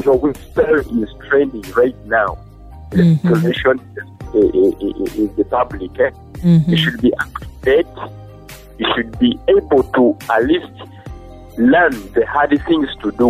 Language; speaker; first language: English; non-native, local second language; Ganda